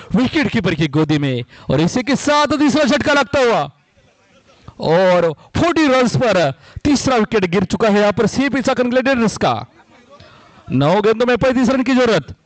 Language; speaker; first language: Hindi; non-native, local second language; Marathi